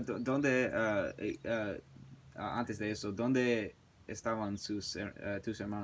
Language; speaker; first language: Spanish; early bilingual, heritage; English